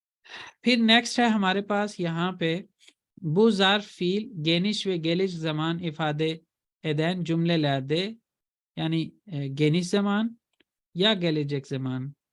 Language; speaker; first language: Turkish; non-native, fluent; Urdu